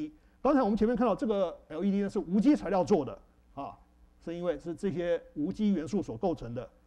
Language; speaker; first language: Chinese; native; Chinese